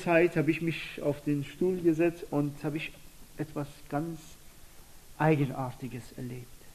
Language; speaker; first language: German; non-native, fluent; Persian